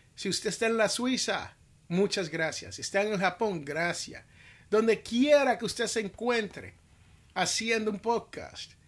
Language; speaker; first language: Spanish; native; Spanish